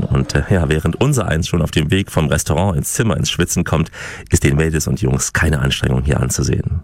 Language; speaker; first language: German; native; German